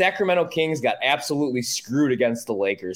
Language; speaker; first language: English; native; English